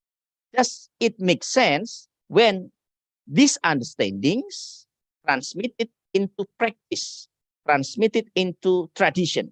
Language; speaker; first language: English; non-native, learner; Indonesian